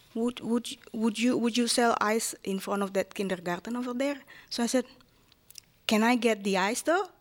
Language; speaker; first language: English; non-native, fluent; Japanese